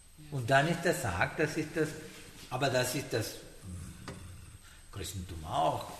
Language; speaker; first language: German; non-native, learner; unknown